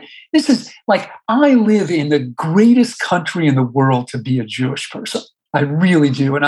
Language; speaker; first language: English; native; English